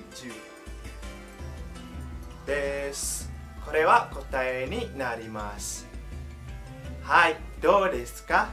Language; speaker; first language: Japanese; non-native, fluent; Indonesian